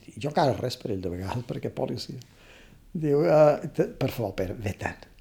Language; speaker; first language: Catalan; native; Catalan